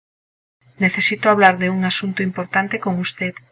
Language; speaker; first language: Spanish; non-native, learner; English